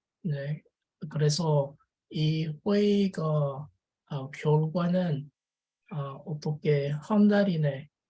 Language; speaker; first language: Korean; non-native, learner; French